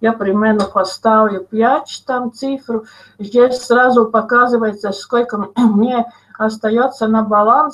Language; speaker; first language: Russian; non-native, local second language; Latvian